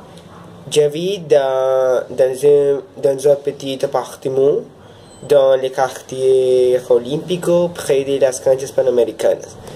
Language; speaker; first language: French; non-native, learner; Spanish